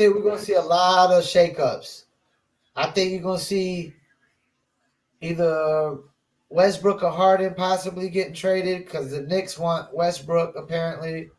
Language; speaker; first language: English; native; English